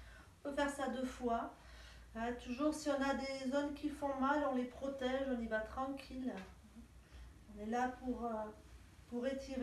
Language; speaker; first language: French; native; French